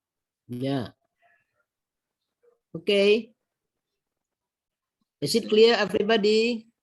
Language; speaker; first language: English; non-native, fluent; Indonesian